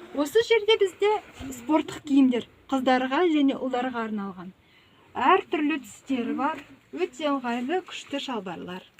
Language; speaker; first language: Kazakh; non-native, local second language; Russian